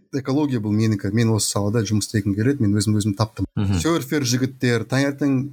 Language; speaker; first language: Kazakh; native; Kazakh